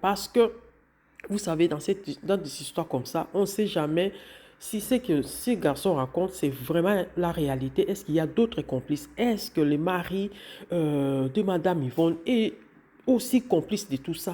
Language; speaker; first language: French; non-native, local second language; Lingala